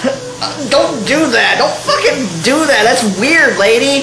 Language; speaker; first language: English; native; English